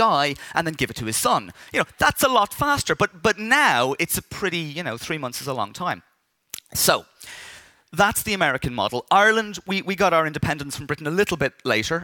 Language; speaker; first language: English; native; English